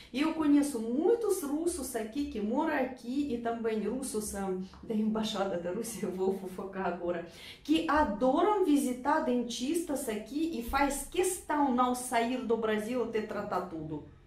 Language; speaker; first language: Portuguese; non-native, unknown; Russian